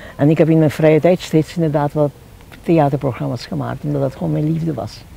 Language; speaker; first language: Dutch; non-native, fluent; Czech